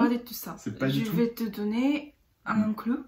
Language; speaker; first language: French; non-native, learner; Korean